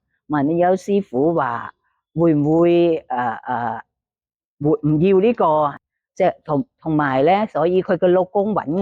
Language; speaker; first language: Cantonese; non-native, learner; Thai